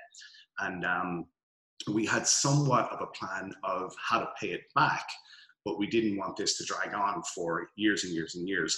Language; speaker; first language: English; native; English